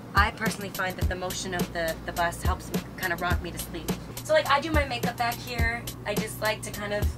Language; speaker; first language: English; native; English